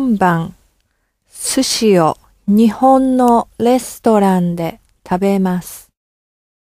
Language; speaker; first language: Japanese; non-native, learner; English